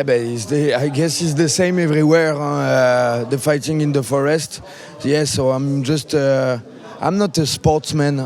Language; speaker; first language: English; non-native, learner; French